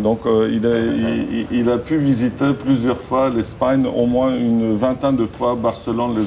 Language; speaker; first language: French; non-native, fluent; Turkish